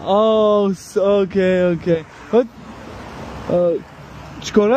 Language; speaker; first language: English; non-native, learner; Tajik